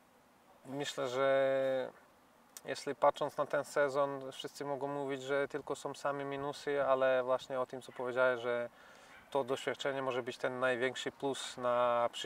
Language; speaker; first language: Polish; non-native, fluent; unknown